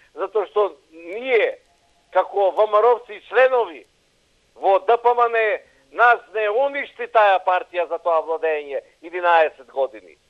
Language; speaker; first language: Macedonian; native; Macedonian